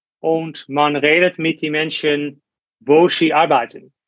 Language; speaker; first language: German; non-native, learner; Dutch